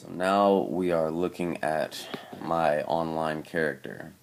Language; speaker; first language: English; native; English